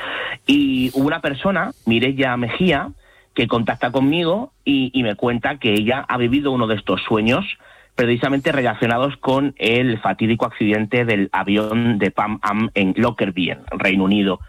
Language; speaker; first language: Spanish; native; Spanish